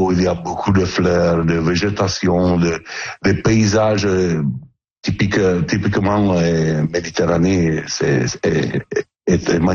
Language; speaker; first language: French; non-native, learner; Italian